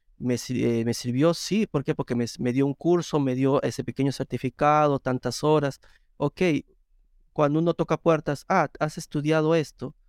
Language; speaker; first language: Spanish; native; Spanish